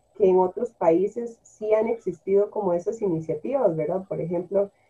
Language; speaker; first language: Spanish; native; Spanish